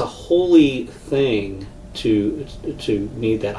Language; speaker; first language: English; native; English